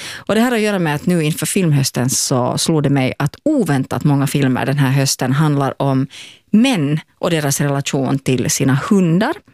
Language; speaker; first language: Swedish; native; Swedish